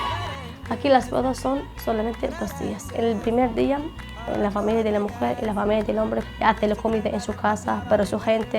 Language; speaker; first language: Spanish; non-native, learner; Arabic